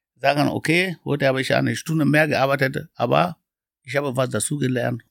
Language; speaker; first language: German; non-native, fluent; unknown